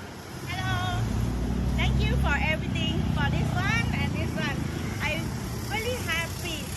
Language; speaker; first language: English; non-native, learner; Thai